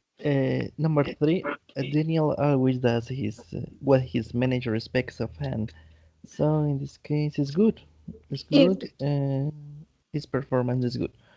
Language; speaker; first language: English; non-native, learner; Spanish